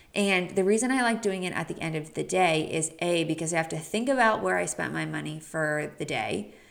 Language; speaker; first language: English; native; English